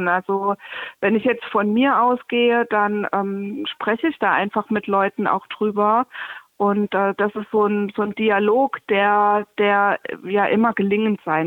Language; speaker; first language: German; native; German